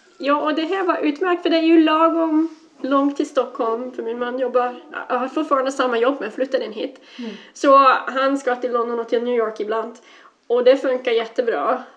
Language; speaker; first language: Swedish; non-native, fluent; Dutch